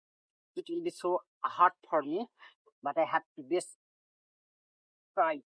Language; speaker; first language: English; non-native, learner; Bangla